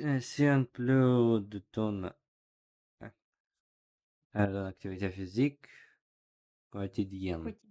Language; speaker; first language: French; non-native, learner; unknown